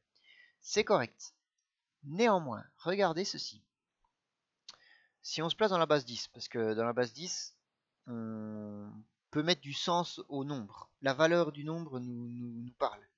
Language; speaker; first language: French; native; French